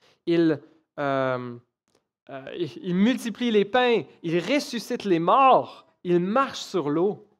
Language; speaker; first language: French; native; French